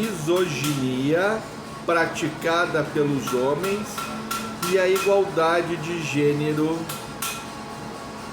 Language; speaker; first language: Portuguese; native; Portuguese